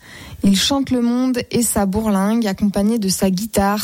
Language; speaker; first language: French; native; French